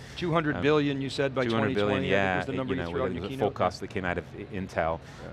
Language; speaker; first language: English; native; English